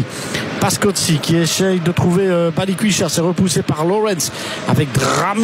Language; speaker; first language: French; native; French